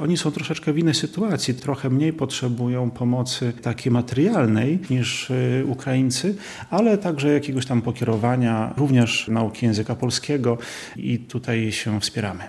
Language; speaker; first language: Polish; native; Polish